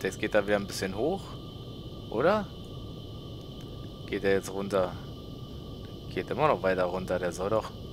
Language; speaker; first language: German; native; German